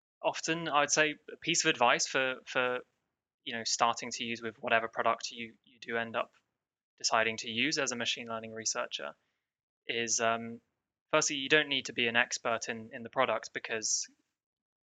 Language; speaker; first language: English; native; English